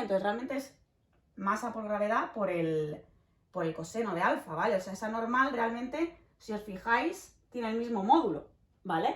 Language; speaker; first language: Spanish; native; Spanish